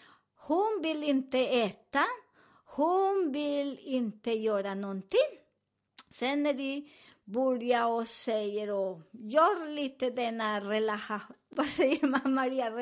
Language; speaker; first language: Swedish; non-native, fluent; Spanish